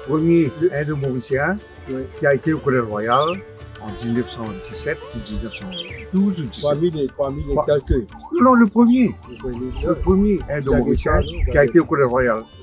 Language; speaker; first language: French; non-native, local second language; Morisyen